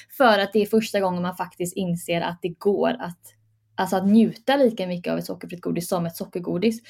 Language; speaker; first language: Swedish; early bilingual, other home language; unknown